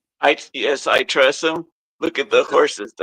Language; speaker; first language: English; native; English